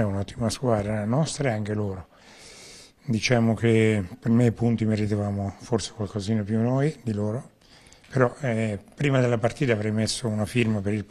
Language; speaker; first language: Italian; native; Italian